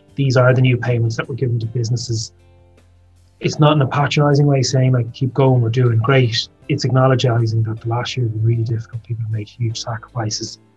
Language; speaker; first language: English; native; English